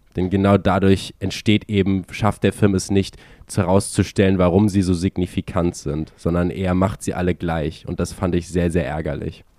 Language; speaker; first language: German; native; German